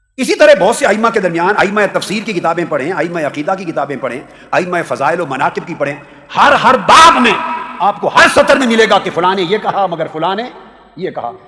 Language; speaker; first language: Urdu; non-native, local second language; Punjabi